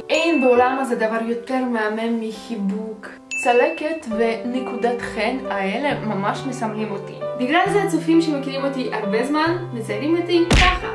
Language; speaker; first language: Hebrew; non-native, fluent; Russian